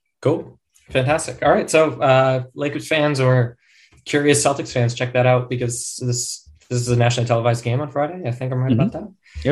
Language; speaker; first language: English; native; English